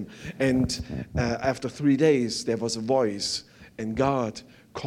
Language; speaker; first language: English; non-native, fluent; German